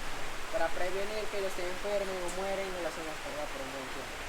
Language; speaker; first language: Spanish; native; Spanish